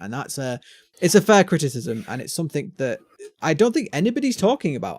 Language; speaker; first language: English; native; English